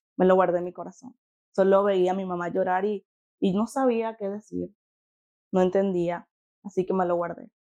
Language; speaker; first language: Spanish; native; Spanish